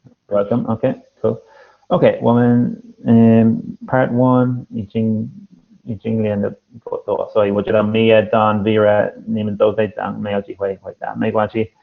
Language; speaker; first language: Chinese; non-native, fluent; English